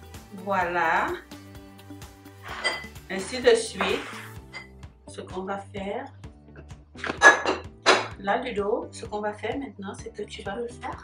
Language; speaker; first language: French; native; French